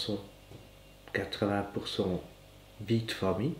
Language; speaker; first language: French; native; French